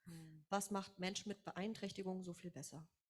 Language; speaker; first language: German; native; German